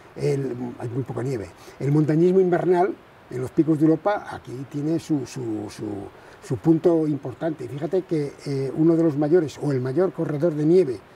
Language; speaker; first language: Spanish; native; Spanish